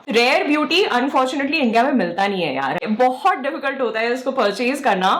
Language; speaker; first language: Hindi; native; Hindi